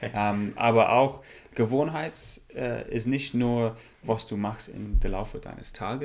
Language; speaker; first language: German; non-native, learner; English